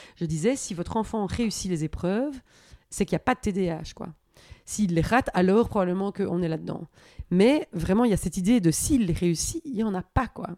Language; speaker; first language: French; native; French